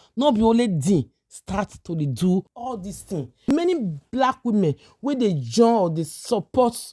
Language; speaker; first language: Nigerian Pidgin; native; Nigerian Pidgin